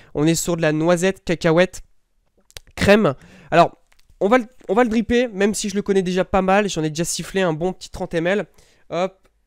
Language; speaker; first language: French; native; French